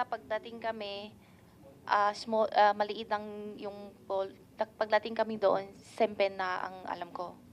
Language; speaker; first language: Filipino; non-native, learner; Chinese